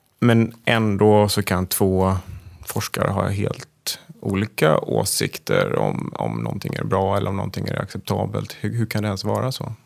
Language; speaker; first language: Swedish; native; Swedish